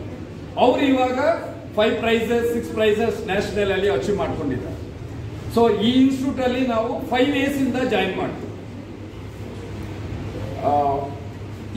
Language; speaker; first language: Kannada; non-native, local second language; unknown